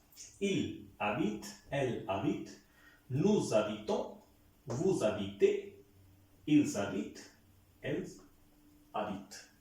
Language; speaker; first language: French; non-native, fluent; Hindi